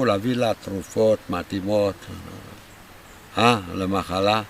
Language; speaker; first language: Hebrew; non-native, fluent; Romanian